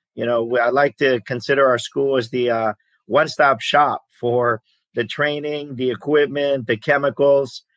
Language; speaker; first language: English; early bilingual, other home language; Greek